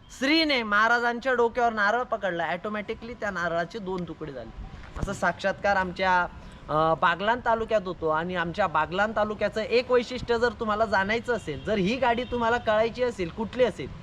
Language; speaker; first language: Marathi; non-native, local second language; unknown